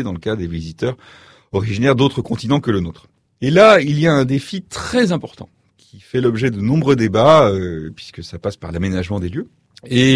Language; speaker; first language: French; native; French